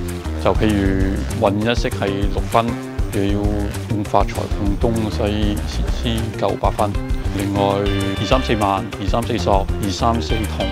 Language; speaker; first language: Cantonese; non-native, fluent; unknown